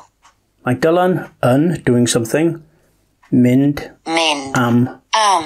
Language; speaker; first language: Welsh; non-native, learner; English